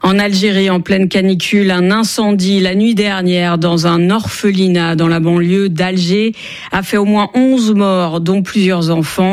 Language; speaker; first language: French; native; French